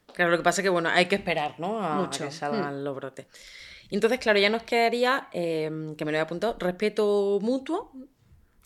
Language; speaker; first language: Spanish; native; Spanish